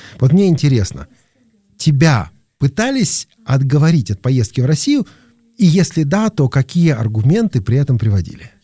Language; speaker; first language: Russian; native; Russian